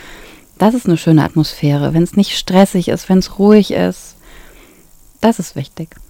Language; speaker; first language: German; native; German